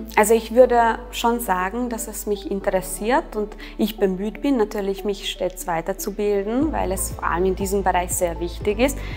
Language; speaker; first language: German; non-native, fluent; Hungarian